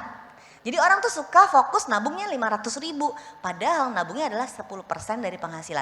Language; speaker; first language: Indonesian; native; Indonesian